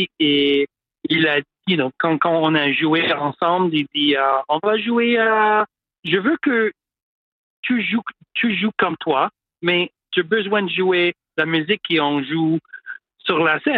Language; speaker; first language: French; non-native, local second language; English